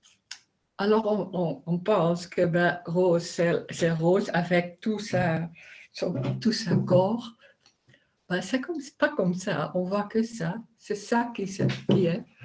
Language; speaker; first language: French; non-native, learner; Dutch